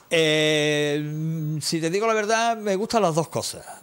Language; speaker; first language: Spanish; native; Spanish